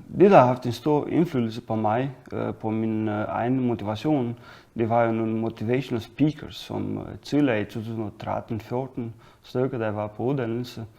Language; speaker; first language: Danish; non-native, fluent; Romanian